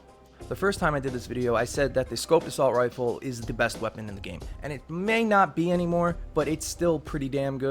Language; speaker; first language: English; native; English